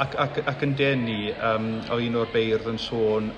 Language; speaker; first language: Welsh; native; Welsh